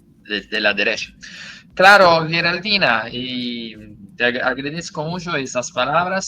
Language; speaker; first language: Spanish; non-native, fluent; Italian